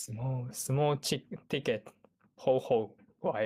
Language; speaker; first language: Chinese; non-native, learner; Japanese